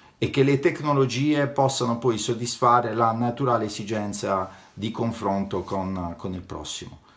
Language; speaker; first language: Italian; native; Italian